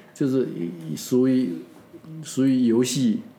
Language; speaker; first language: Chinese; non-native, local second language; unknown